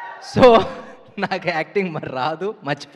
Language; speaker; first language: Telugu; native; Telugu